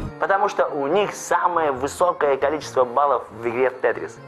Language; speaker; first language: Russian; native; Russian